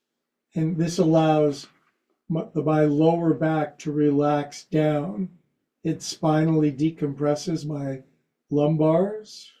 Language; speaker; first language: English; native; English